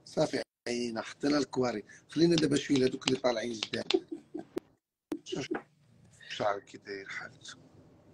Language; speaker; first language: Arabic; native; Arabic